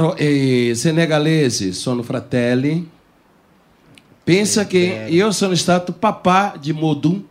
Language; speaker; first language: Italian; non-native, fluent; Portuguese